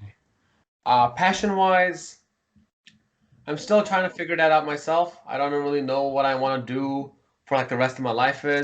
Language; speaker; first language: English; early bilingual, heritage; Mongolian